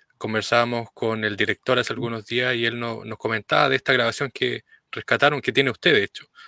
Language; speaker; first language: Spanish; native; Spanish